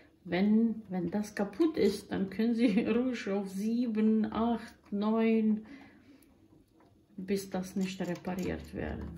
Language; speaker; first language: German; non-native, learner; Croatian